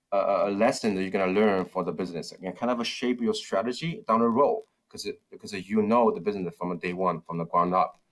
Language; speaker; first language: English; non-native, fluent; Chinese